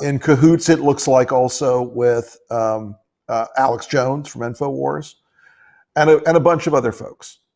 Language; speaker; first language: English; native; English